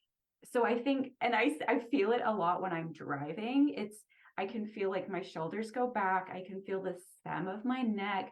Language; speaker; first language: English; native; English